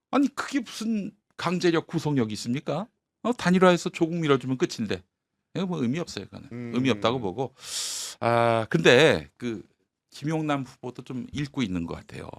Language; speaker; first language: Korean; native; Korean